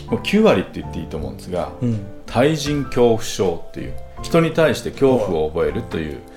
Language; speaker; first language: Japanese; native; Japanese